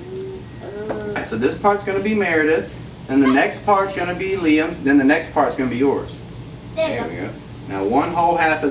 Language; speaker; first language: English; native; English